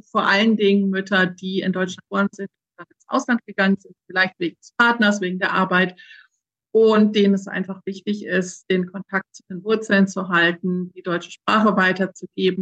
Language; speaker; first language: German; native; German